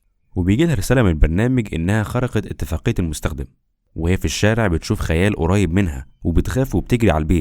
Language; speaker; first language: Arabic; native; Arabic